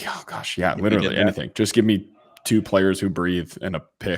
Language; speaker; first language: English; native; English